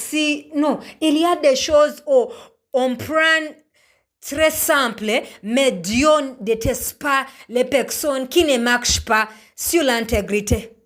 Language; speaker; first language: French; non-native, learner; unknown